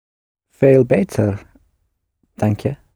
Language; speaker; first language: Dutch; non-native, learner; English